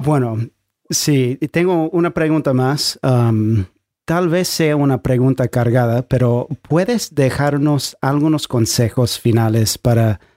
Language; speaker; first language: Spanish; non-native, fluent; English